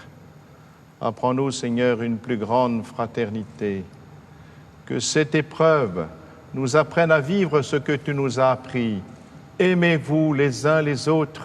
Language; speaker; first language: French; native; French